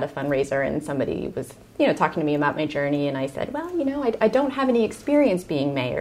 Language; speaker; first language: English; native; English